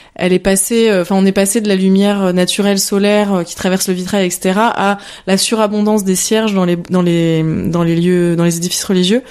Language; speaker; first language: French; native; French